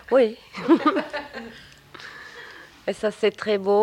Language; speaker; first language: French; non-native, local second language; German